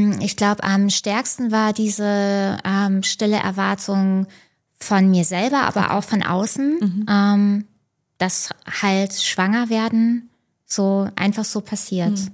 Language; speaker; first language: German; native; German